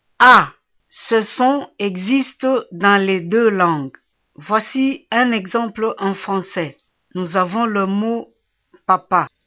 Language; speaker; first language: French; non-native, local second language; Swahili